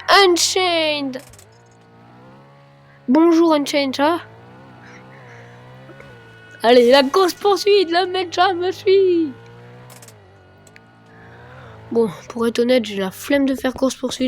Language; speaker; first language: French; native; French